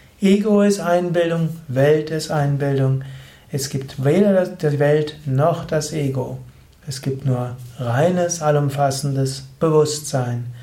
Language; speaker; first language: German; native; German